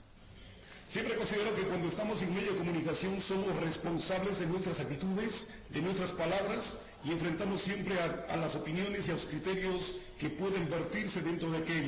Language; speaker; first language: Spanish; native; Spanish